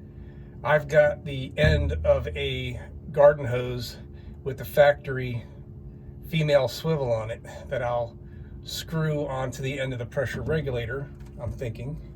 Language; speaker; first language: English; native; English